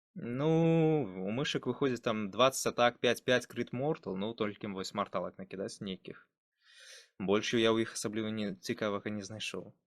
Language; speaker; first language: Belarusian; non-native, local second language; Russian